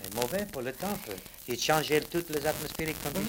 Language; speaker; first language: French; non-native, learner; English